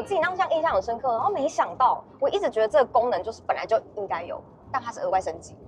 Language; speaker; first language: Chinese; native; Chinese